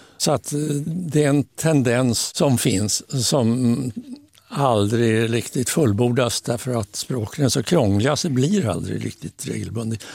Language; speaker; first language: Swedish; native; Swedish